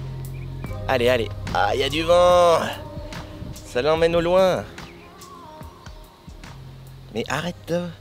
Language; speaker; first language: French; native; French